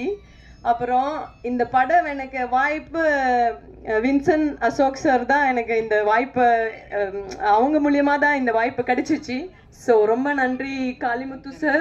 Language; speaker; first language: Tamil; non-native, fluent; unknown